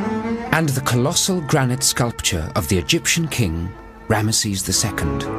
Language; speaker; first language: English; native; English